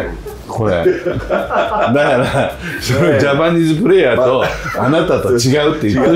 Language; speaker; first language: Japanese; native; Japanese